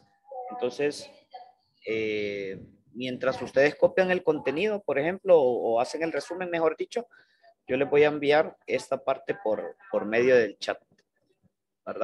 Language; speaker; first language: Spanish; native; Spanish